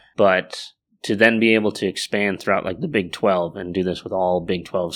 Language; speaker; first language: English; native; English